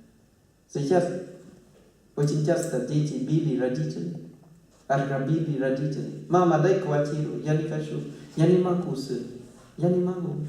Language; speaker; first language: Russian; non-native, fluent; Thai